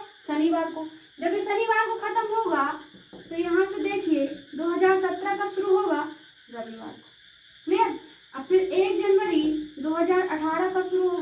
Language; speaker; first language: Hindi; native; Hindi